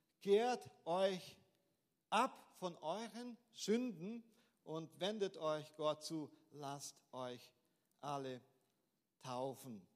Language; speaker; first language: German; non-native, fluent; Portuguese